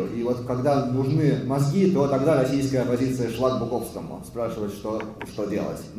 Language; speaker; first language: Russian; native; Russian